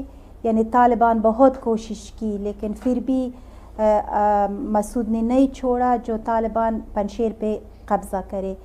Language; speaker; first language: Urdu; non-native, fluent; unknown